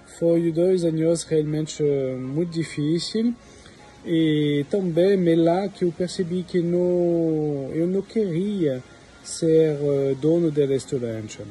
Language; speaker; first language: Portuguese; non-native, fluent; French